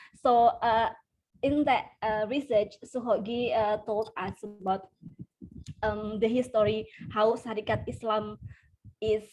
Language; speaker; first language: English; non-native, fluent; Indonesian